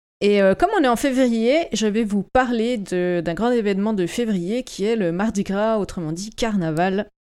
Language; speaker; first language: French; native; French